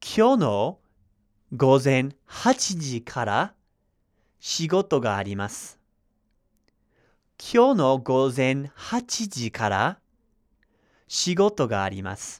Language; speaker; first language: Japanese; non-native, fluent; English